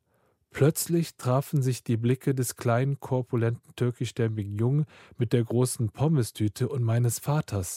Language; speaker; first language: German; early bilingual, other home language; Korean